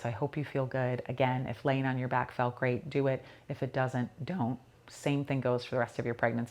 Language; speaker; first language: English; native; English